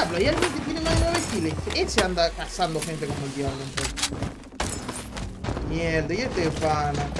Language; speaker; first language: Spanish; native; Spanish